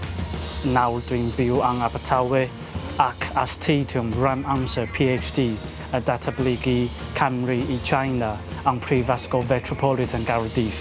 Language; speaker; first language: Welsh; non-native, learner; Chinese